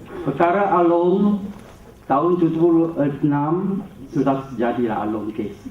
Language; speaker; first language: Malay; non-native, local second language; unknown